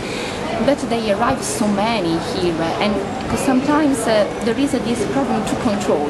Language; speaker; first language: English; non-native, fluent; Italian